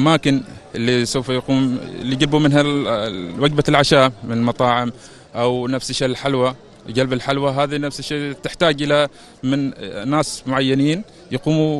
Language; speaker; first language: Arabic; native; Arabic